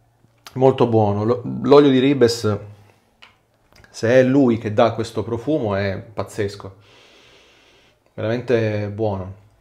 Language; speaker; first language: Italian; native; Italian